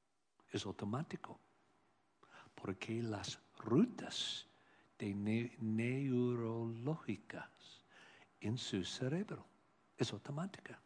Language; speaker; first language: Spanish; non-native, learner; English